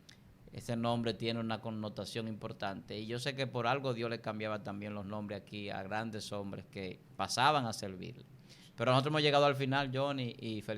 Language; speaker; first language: Spanish; native; Spanish